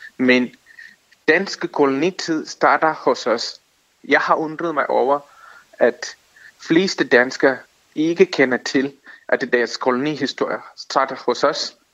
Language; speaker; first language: Danish; non-native, fluent; Tamil